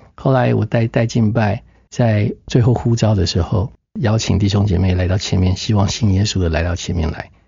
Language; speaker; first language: Chinese; native; Chinese